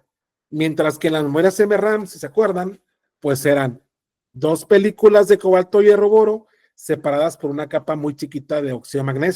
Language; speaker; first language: Spanish; native; Spanish